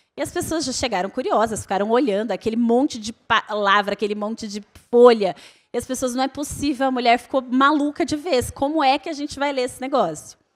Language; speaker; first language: Portuguese; native; Portuguese